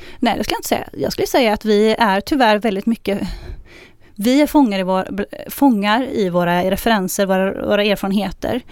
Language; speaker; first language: Swedish; early bilingual, other home language; Arabic